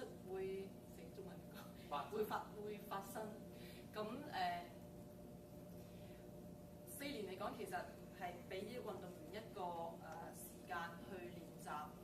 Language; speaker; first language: Cantonese; early bilingual, other home language; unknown